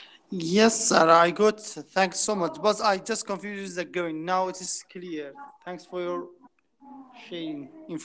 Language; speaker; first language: English; non-native, fluent; Kurdish